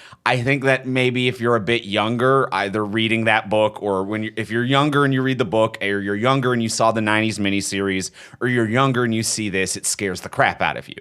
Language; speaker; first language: English; native; English